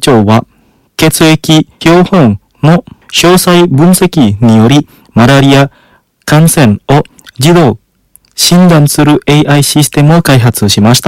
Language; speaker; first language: Japanese; non-native, fluent; Indonesian